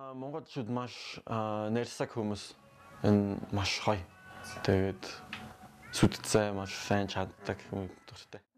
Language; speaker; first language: Mongolian; non-native, learner; French